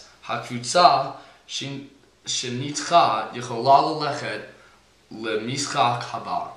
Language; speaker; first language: Hebrew; non-native, learner; English